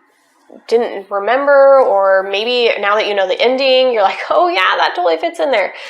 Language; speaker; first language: English; native; English